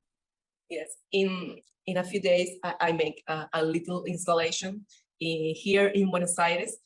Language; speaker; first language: English; non-native, learner; Spanish